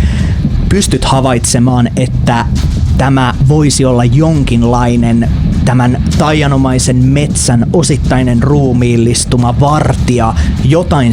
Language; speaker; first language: Finnish; native; Finnish